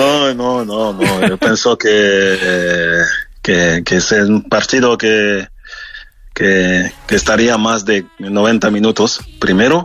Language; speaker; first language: Spanish; non-native, fluent; French